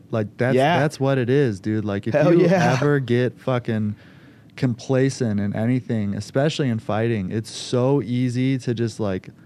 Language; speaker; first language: English; native; English